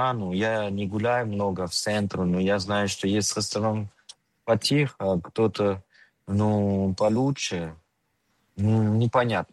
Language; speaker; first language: Russian; non-native, fluent; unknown